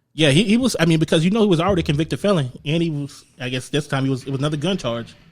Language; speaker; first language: English; native; English